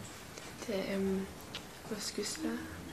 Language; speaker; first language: Spanish; non-native, learner; English